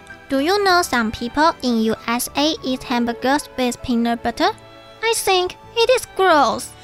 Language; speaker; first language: English; non-native, learner; Chinese